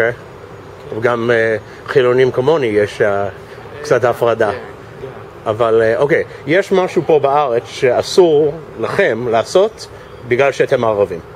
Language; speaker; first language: Hebrew; non-native, fluent; English